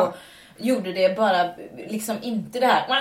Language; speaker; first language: Swedish; native; Swedish